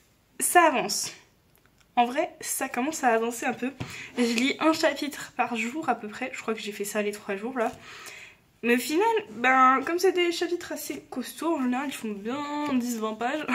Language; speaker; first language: French; native; French